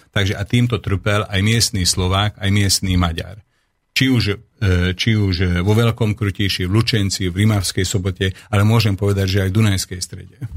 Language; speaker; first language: Slovak; non-native, local second language; Hungarian